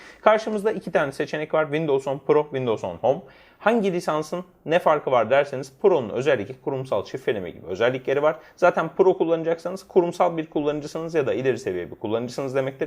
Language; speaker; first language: Turkish; native; Turkish